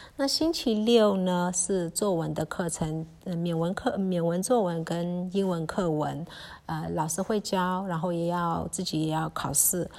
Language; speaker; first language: Chinese; early bilingual, heritage; Chinese